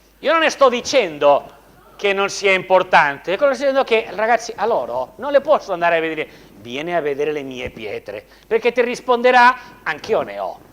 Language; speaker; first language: Italian; non-native, fluent; Spanish